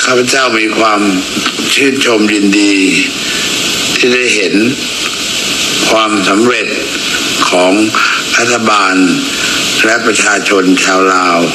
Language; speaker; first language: Thai; native; Thai